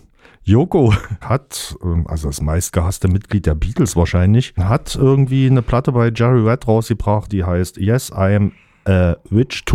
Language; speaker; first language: German; native; German